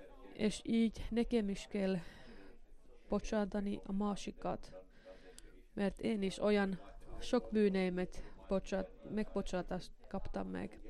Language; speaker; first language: Hungarian; non-native, learner; Finnish